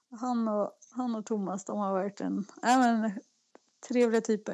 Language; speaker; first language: Swedish; native; Swedish